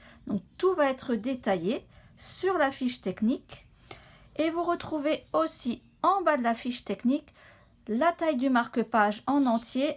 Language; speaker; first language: French; native; French